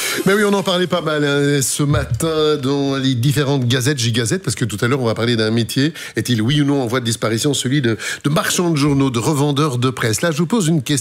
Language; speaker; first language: French; native; French